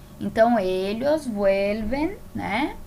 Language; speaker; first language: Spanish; non-native, fluent; Portuguese